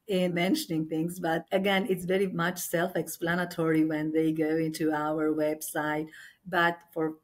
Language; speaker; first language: English; non-native, fluent; Albanian